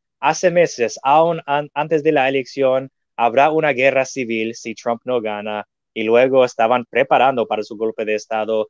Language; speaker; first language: Spanish; non-native, fluent; English